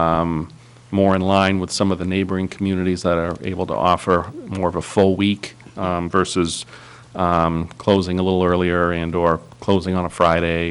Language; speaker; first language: English; native; English